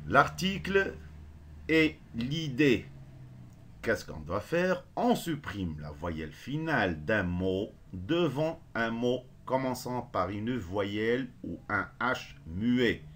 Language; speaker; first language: French; non-native, local second language; Arabic